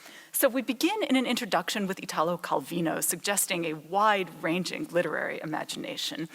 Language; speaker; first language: English; native; English